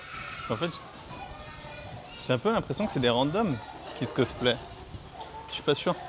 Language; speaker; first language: French; native; French